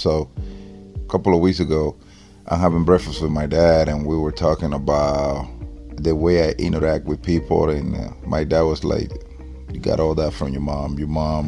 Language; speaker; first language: English; non-native, fluent; Spanish